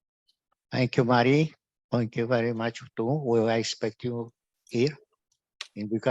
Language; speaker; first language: English; non-native, fluent; Romanian